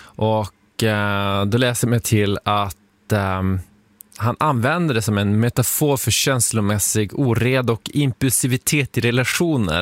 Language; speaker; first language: Swedish; native; Swedish